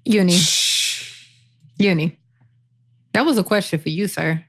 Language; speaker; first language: English; native; English